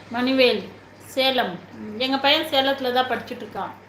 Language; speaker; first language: Tamil; non-native, local second language; Telugu